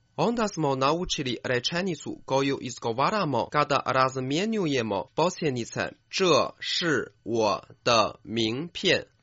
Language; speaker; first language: Croatian; non-native, fluent; Chinese